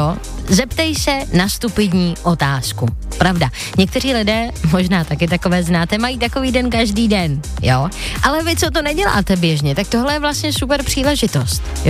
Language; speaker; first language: Czech; native; Czech